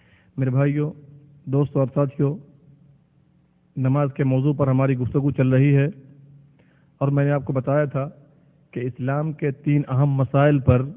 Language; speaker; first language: Urdu; native; Urdu